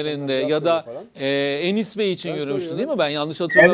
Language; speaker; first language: Turkish; native; Turkish